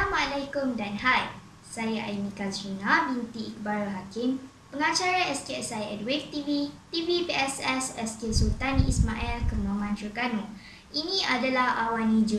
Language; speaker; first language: Malay; native; Malay